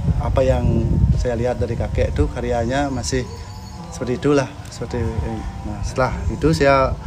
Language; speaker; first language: Indonesian; non-native, local second language; Balinese